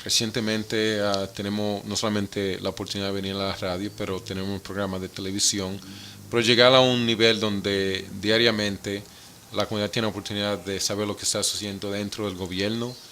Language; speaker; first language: Spanish; early bilingual, other home language; English